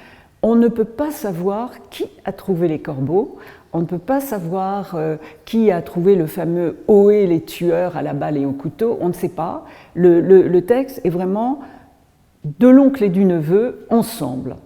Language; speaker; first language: French; native; French